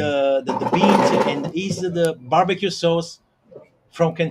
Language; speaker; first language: English; non-native, learner; Italian